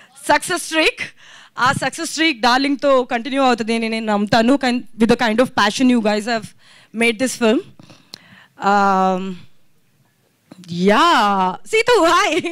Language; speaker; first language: English; non-native, local second language; Telugu